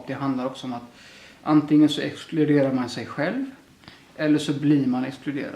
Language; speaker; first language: Swedish; early bilingual, other home language; Somali